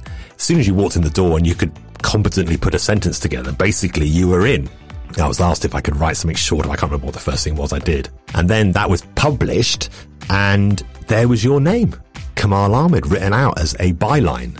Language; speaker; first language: English; native; English